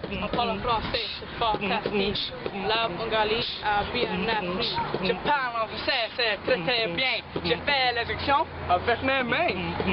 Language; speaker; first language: French; non-native, learner; English